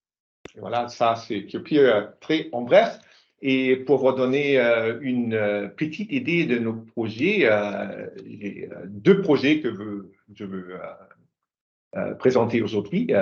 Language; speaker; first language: French; non-native, fluent; German